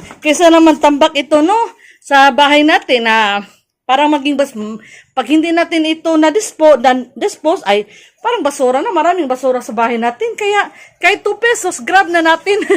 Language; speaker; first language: Filipino; native; Filipino